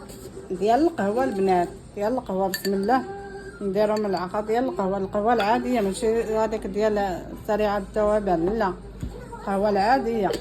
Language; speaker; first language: Arabic; native; Arabic